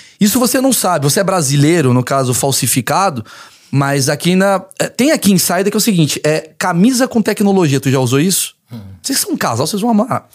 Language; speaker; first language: Portuguese; native; Portuguese